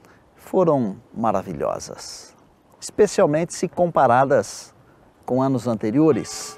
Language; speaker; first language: Portuguese; native; Portuguese